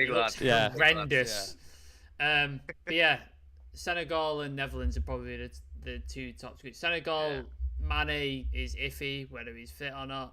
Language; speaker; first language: English; native; English